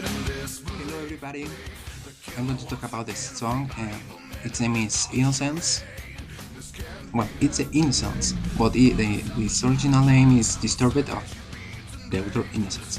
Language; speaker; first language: English; non-native, learner; Spanish